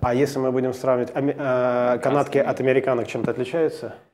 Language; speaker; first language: Russian; native; Russian